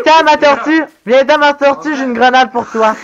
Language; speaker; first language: French; native; French